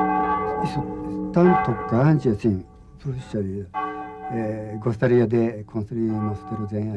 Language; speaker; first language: Portuguese; non-native, learner; Japanese